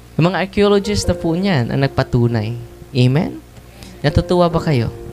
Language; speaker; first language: Filipino; non-native, local second language; Cebuano